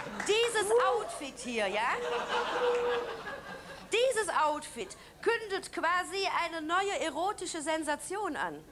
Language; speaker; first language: German; native; German